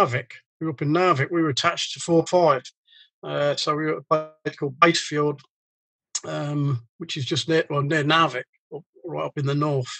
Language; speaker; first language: English; native; English